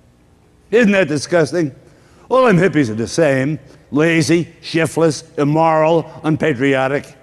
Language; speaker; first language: English; native; English